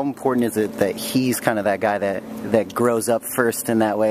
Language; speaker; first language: English; native; English